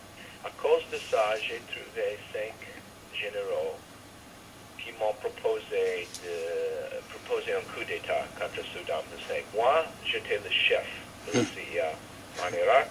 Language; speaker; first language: French; non-native, fluent; English